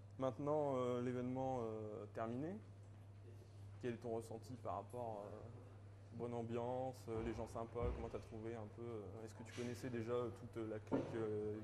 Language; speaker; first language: French; native; French